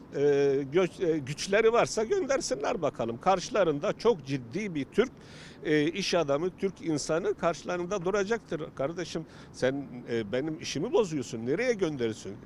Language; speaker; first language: Turkish; non-native, fluent; Arabic